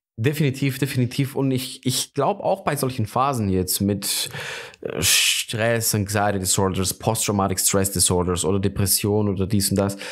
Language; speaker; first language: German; non-native, fluent; Greek